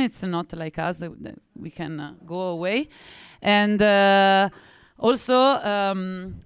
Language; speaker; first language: English; non-native, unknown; Italian